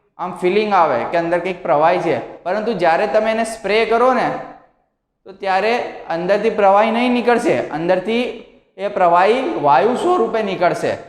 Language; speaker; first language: Gujarati; native; Gujarati